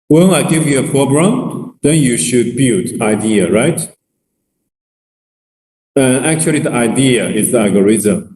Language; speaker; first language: English; non-native, learner; Chinese